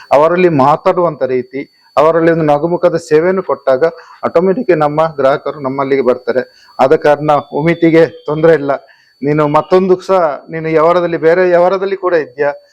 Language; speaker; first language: Kannada; non-native, local second language; Tulu